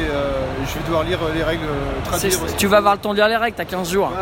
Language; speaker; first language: French; native; French